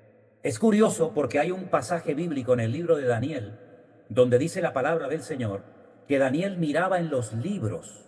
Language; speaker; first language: Spanish; native; Spanish